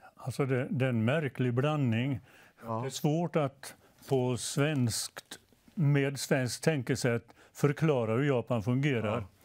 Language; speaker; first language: Swedish; native; Swedish